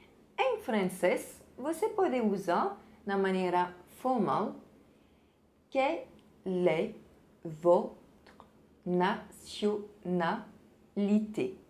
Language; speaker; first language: Portuguese; non-native, fluent; French